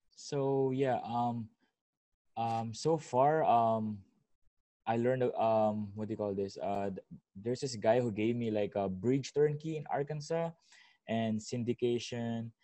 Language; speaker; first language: English; non-native, local second language; Filipino